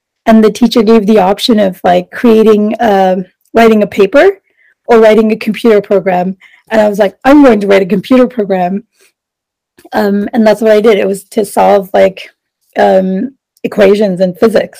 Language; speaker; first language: English; non-native, local second language; Sinhala